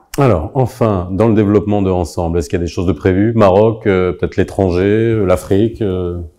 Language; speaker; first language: French; non-native, local second language; Arabic